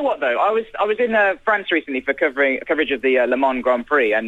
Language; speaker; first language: English; native; English